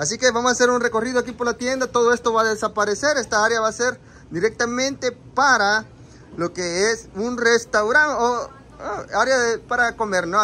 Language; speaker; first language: Spanish; native; Spanish